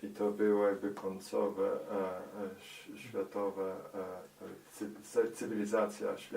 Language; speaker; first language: Polish; early bilingual, heritage; Polish